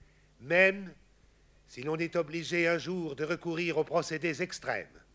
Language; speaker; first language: French; native; French